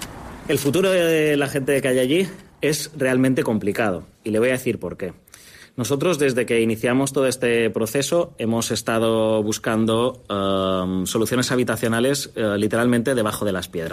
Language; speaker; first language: Spanish; native; Spanish